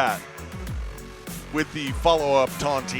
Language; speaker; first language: English; native; English